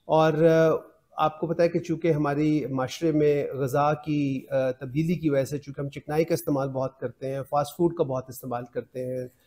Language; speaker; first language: Urdu; non-native, local second language; Punjabi